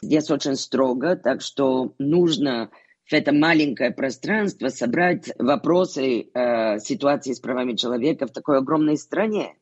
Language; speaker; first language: Russian; non-native, fluent; Bulgarian